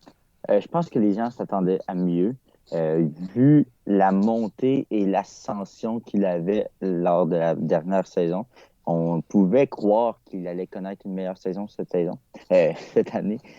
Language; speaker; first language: French; native; French